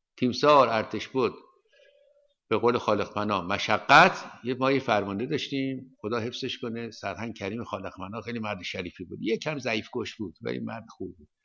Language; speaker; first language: Persian; native; Persian